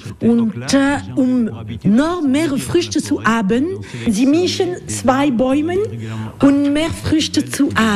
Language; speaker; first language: German; non-native, learner; French